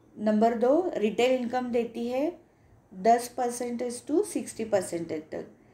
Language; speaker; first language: Hindi; non-native, local second language; Marathi